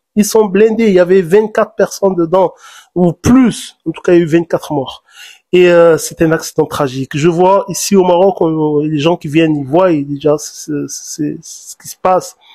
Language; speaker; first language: French; non-native, local second language; Arabic